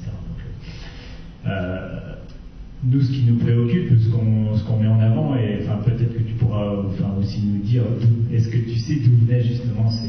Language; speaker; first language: French; native; French